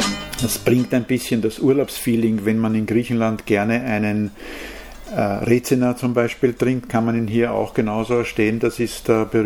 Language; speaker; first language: German; native; German